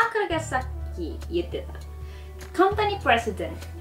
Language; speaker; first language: Japanese; non-native, learner; Filipino